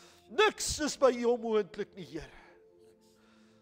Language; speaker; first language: English; non-native, local second language; Afrikaans